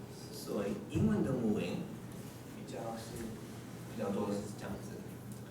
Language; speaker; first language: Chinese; non-native, fluent; English